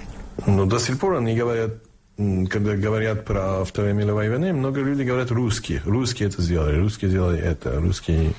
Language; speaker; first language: Russian; non-native, fluent; English